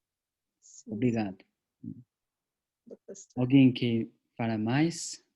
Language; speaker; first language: Portuguese; non-native, learner; Chinese